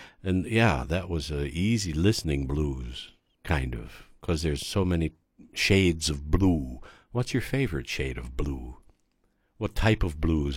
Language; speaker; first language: English; native; English